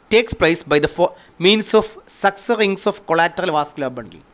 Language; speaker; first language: English; non-native, local second language; Malayalam